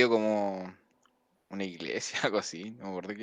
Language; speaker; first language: Spanish; native; Spanish